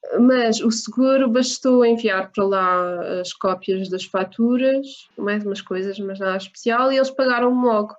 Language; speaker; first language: Portuguese; native; Portuguese